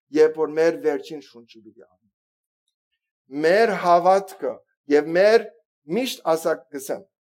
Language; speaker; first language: Armenian; early bilingual, heritage; Armenian